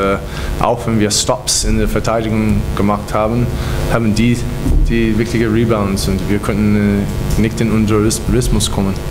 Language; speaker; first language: German; non-native, fluent; English